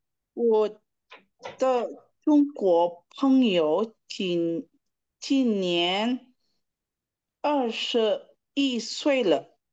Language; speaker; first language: Chinese; non-native, learner; Indonesian